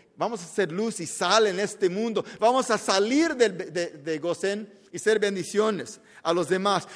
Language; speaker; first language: Spanish; early bilingual, heritage; Spanish